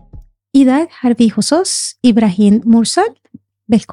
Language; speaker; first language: Swedish; non-native, fluent; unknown